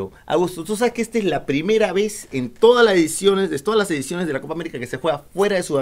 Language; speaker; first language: Spanish; native; Spanish